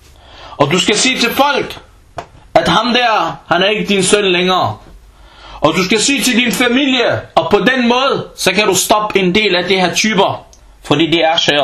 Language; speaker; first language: Danish; early bilingual, other home language; Arabic